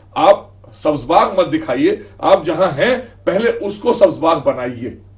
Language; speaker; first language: Hindi; native; Hindi